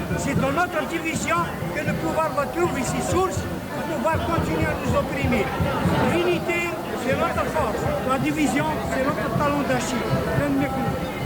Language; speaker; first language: French; non-native, local second language; Kabyle